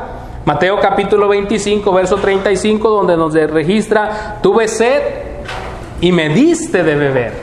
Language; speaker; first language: Spanish; native; Spanish